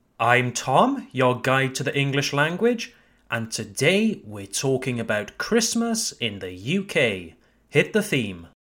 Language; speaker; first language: English; native; English